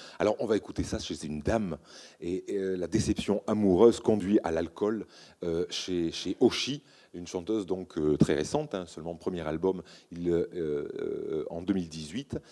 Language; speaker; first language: French; native; French